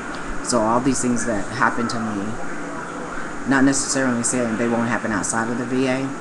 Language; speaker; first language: English; native; English